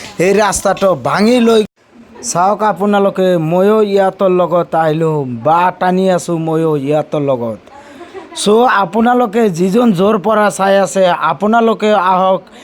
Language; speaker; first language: Assamese; non-native, local second language; Bangla